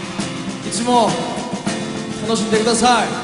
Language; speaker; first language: Japanese; non-native, learner; Korean